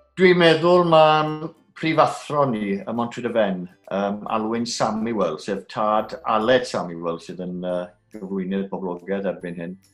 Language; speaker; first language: Welsh; native; Welsh